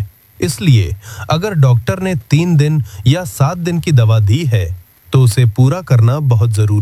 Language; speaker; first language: Hindi; native; Hindi